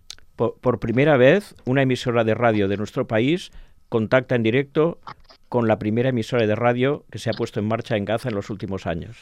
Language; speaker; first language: Spanish; non-native, local second language; Catalan